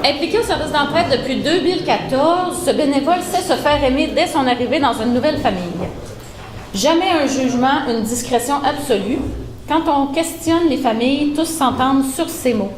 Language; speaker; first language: French; native; French